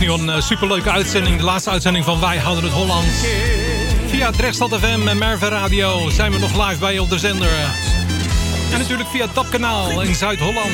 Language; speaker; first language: Dutch; native; Dutch